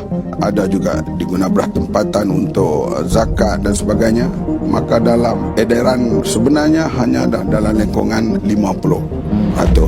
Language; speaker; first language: Malay; native; Malay